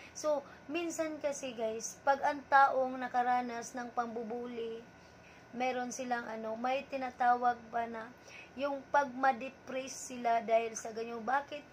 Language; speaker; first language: Filipino; non-native, local second language; Cebuano